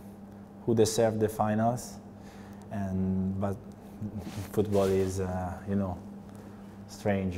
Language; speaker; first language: English; non-native, learner; Italian